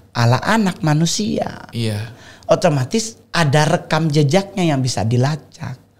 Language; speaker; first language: Indonesian; native; Indonesian